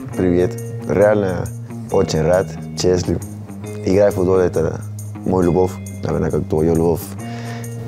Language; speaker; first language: Russian; non-native, learner; Spanish